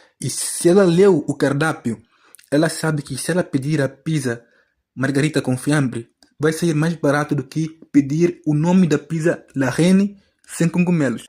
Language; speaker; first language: Portuguese; native; Portuguese